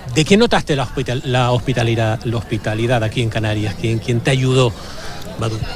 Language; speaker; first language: Spanish; native; Spanish